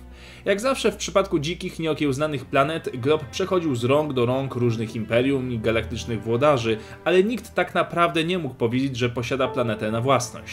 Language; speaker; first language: Polish; native; Polish